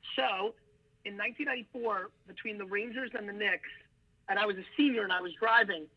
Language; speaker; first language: English; early bilingual, other home language; Russian